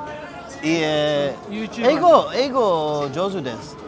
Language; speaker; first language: Japanese; non-native, learner; English